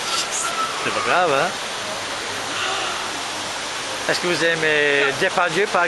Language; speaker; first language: French; non-native, fluent; English